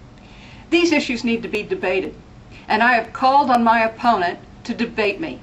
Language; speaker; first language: English; native; English